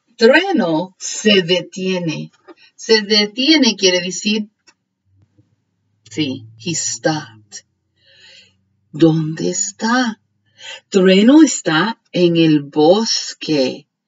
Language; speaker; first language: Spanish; early bilingual, heritage; Spanish